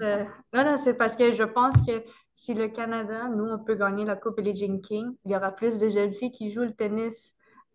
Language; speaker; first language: French; non-native, local second language; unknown